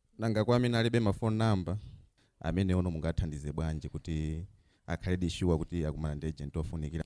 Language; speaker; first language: Nyanja; native; Nyanja